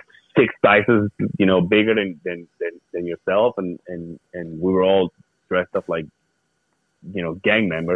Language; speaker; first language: English; non-native, fluent; Spanish